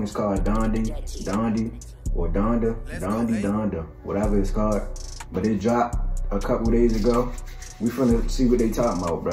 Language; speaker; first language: English; native; English